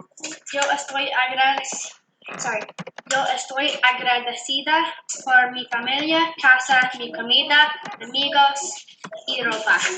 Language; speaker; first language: Spanish; non-native, learner; English